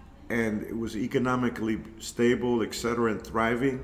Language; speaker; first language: English; early bilingual, other home language; Spanish